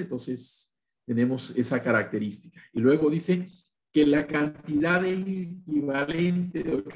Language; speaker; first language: Spanish; native; Spanish